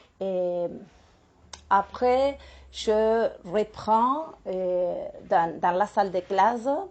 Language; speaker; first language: French; non-native, fluent; Spanish